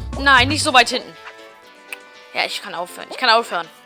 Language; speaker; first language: German; native; German